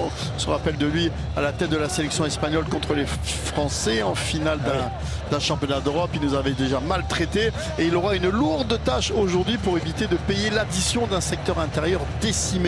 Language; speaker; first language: French; native; French